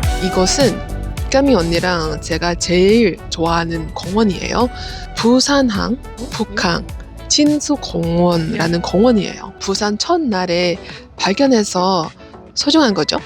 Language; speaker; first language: Korean; non-native, fluent; Vietnamese